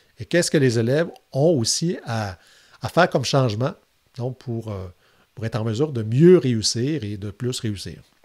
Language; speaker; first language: French; native; French